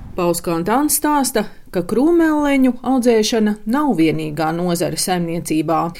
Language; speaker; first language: Latvian; native; Latvian